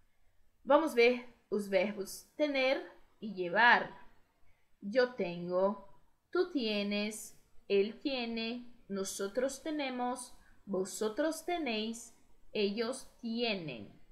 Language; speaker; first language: Spanish; non-native, fluent; Portuguese